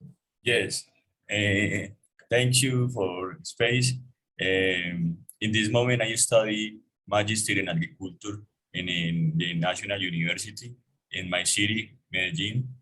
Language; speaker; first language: English; non-native, learner; Spanish